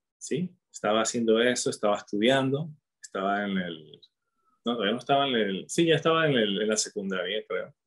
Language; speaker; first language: Spanish; native; Spanish